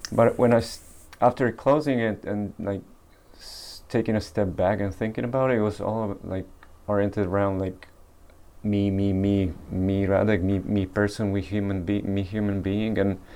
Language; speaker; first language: English; early bilingual, other home language; Polish